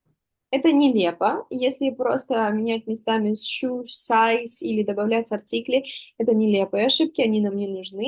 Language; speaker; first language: Russian; native; Russian